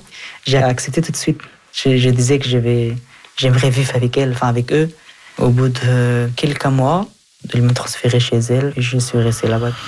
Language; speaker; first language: French; non-native, fluent; Persian